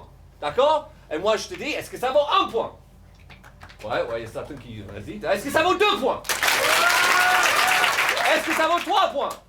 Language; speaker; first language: French; native; French